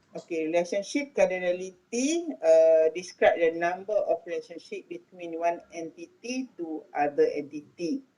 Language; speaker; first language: English; non-native, local second language; Malay